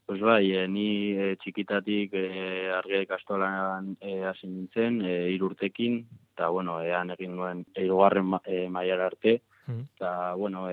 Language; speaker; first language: Basque; non-native, local second language; Spanish